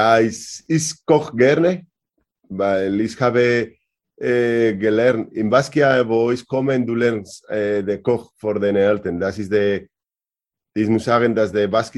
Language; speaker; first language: German; non-native, learner; Spanish